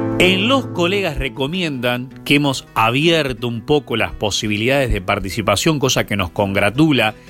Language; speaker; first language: Spanish; native; Spanish